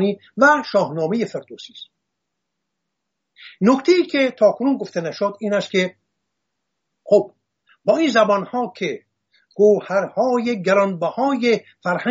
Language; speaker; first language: Persian; non-native, local second language; Assyrian Neo-Aramaic